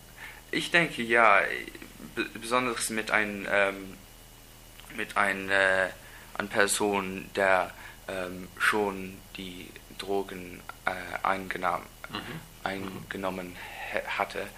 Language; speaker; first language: German; non-native, learner; English